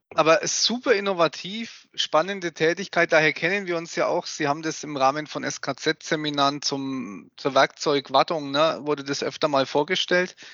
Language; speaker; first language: German; native; German